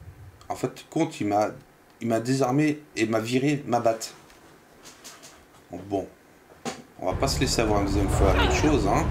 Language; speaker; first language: French; native; French